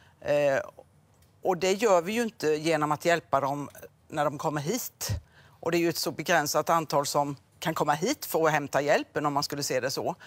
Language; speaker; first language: Swedish; native; Swedish